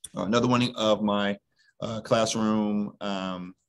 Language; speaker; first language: English; native; English